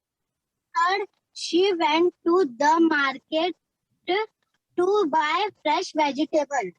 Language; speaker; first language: English; non-native, learner; Hindi